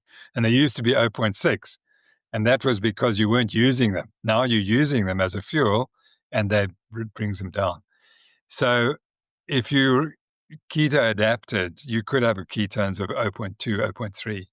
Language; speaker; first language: English; native; English